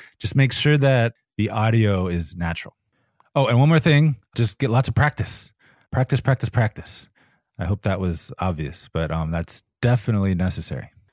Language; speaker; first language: English; native; English